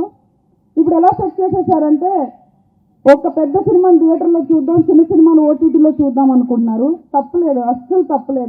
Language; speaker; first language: Telugu; native; Telugu